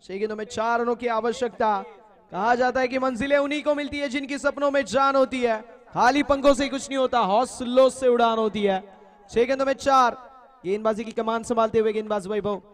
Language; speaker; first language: Hindi; non-native, local second language; Marathi